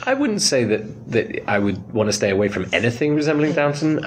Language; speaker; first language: English; native; English